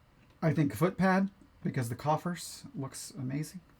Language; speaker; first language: English; native; English